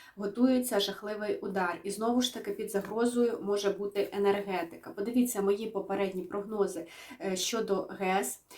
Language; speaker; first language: Ukrainian; native; Ukrainian